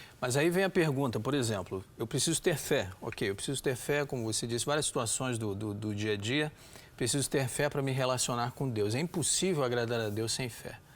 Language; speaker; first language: Portuguese; native; Portuguese